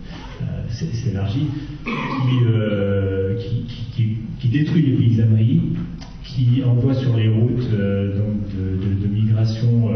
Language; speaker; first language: French; native; French